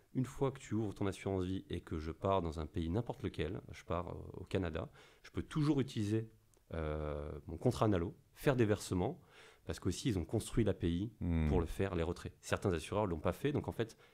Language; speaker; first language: French; native; French